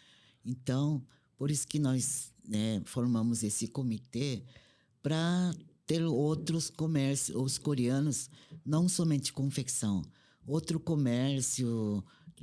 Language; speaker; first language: Portuguese; non-native, fluent; Korean